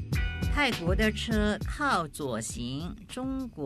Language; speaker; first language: Chinese; non-native, fluent; Thai